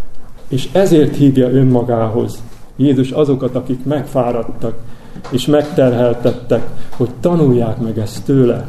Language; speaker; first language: Hungarian; native; Hungarian